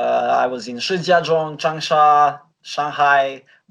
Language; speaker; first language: English; non-native, fluent; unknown